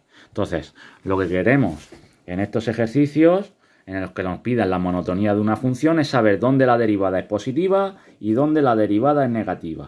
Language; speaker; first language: Spanish; native; Spanish